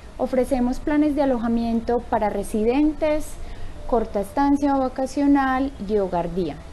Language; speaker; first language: Spanish; native; Spanish